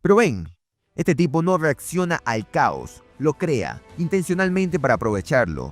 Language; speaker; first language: Spanish; native; Spanish